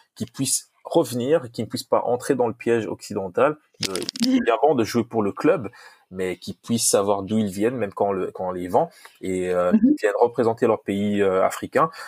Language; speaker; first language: French; non-native, local second language; Lingala